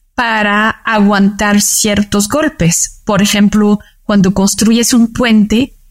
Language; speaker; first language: Spanish; non-native, fluent; French